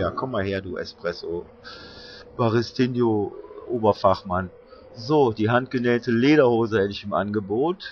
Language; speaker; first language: German; native; German